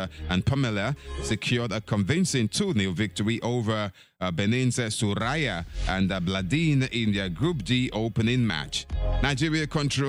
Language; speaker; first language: English; non-native, local second language; Yoruba